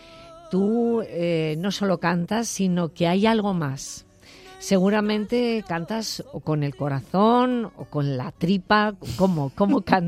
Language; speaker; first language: Spanish; native; Spanish